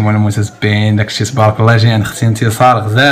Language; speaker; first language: Arabic; native; Arabic